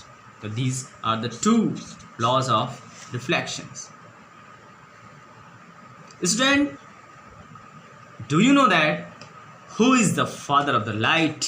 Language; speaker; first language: English; non-native, local second language; Hindi